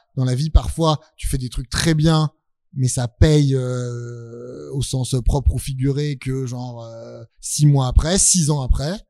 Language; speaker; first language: French; native; French